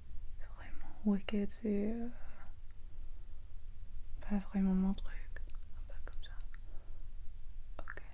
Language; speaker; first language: French; non-native, learner; English